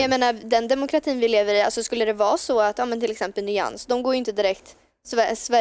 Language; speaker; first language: Swedish; native; Swedish